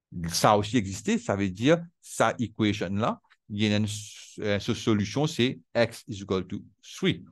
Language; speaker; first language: French; non-native, local second language; Morisyen